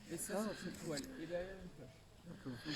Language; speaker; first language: French; native; French